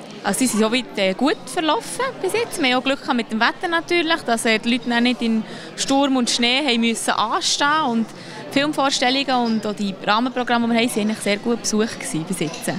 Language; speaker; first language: German; native; German